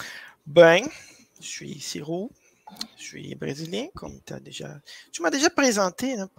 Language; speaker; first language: French; non-native, fluent; Portuguese